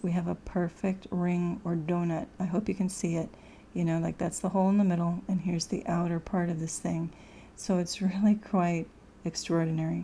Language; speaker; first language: English; native; English